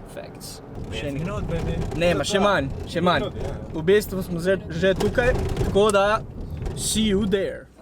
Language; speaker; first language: Slovenian; native; Slovenian